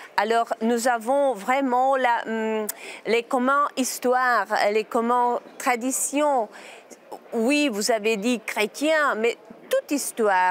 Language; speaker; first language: French; non-native, learner; Czech